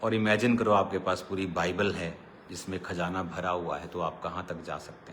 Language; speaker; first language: Hindi; non-native, local second language; Punjabi